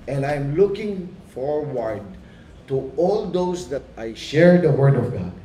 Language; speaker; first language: English; non-native, local second language; Filipino